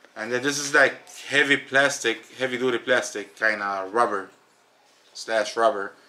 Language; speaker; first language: English; native; English